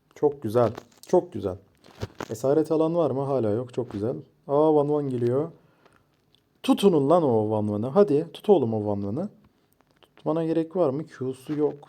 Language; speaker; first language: Turkish; native; Turkish